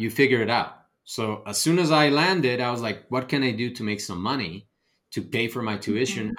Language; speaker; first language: English; non-native, fluent; Spanish